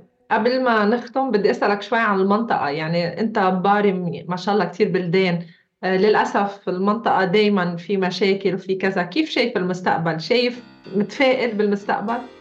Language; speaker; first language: Arabic; native; Arabic